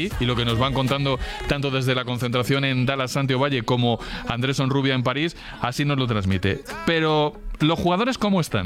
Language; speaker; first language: Spanish; native; Spanish